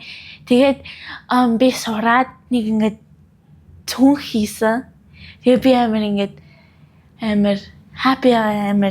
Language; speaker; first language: Mongolian; early bilingual, heritage; Mongolian